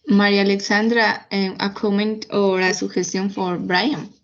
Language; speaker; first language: English; non-native, fluent; Spanish